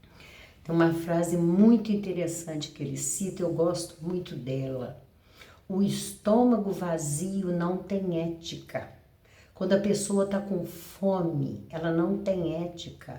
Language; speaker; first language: Portuguese; native; Portuguese